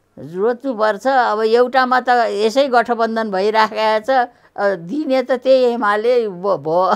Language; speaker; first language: Nepali; native; Nepali